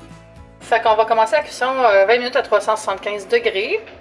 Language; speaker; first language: French; native; French